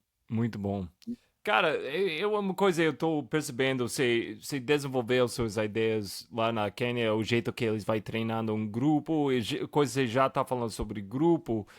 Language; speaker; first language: Portuguese; non-native, fluent; English